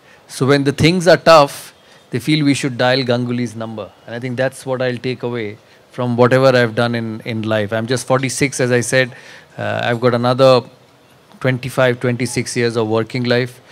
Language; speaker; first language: English; non-native, local second language; Bangla